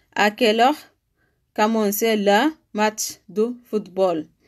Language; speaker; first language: French; non-native, learner; Arabic